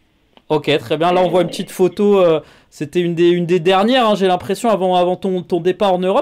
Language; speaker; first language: French; native; French